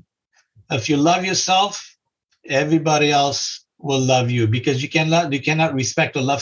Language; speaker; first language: English; non-native, fluent; Arabic